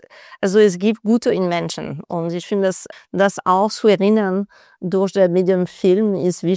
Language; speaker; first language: German; non-native, fluent; French